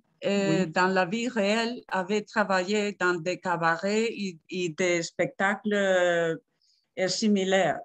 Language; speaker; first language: French; non-native, fluent; Spanish